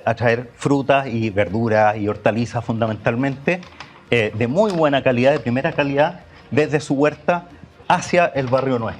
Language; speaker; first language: Spanish; native; Spanish